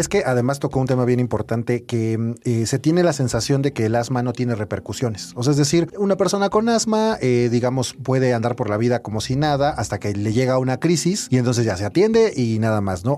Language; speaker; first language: Spanish; native; Spanish